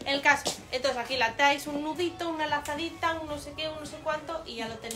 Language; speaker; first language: Spanish; native; Spanish